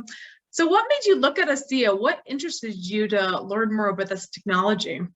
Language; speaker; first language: English; native; English